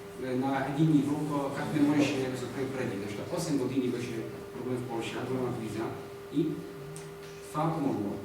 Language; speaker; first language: Bulgarian; non-native, learner; Polish